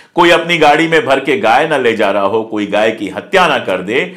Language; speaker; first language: Hindi; native; Hindi